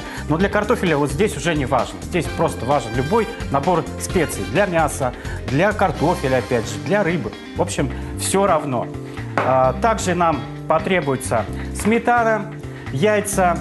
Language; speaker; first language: Russian; native; Russian